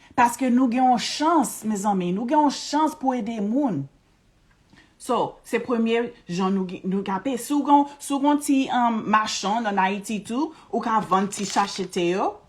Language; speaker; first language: Haitian Creole; early bilingual, heritage; Haitian Creole